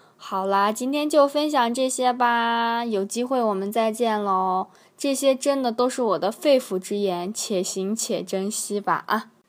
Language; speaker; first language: Chinese; native; Chinese